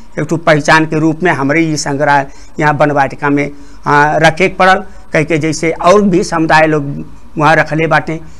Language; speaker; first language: Bhojpuri; non-native, local second language; Rana Tharu